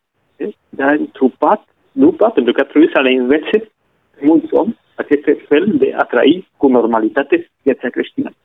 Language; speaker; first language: Romanian; non-native, fluent; Spanish